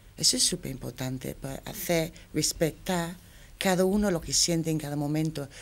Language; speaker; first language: Spanish; non-native, fluent; English